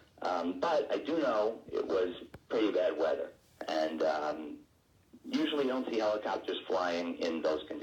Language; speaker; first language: English; native; English